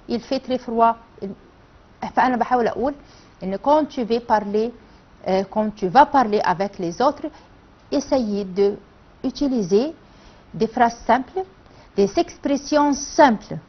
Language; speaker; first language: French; non-native, fluent; Arabic